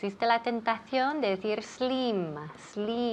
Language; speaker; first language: Spanish; non-native, fluent; English